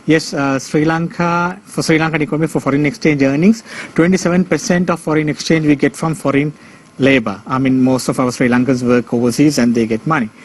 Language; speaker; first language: English; non-native, local second language; Sinhala